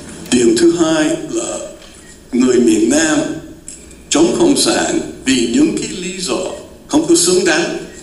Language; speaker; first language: Vietnamese; non-native, fluent; English